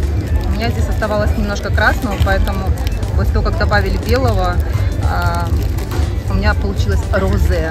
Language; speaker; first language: Russian; native; Russian